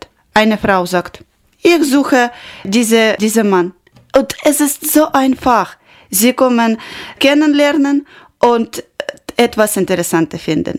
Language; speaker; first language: German; non-native, learner; Ukrainian